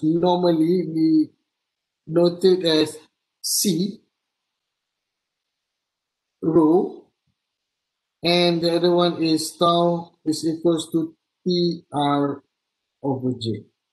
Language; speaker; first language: English; non-native, local second language; Malay